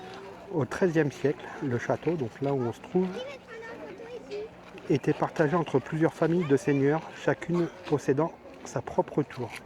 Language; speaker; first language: French; native; French